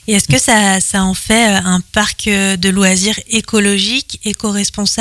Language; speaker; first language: French; native; French